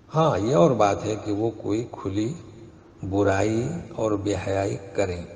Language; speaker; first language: Urdu; non-native, local second language; Konkani